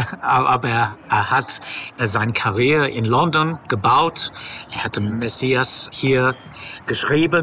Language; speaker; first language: German; non-native, fluent; English